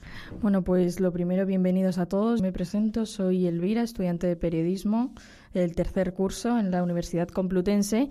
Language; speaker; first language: Spanish; native; Spanish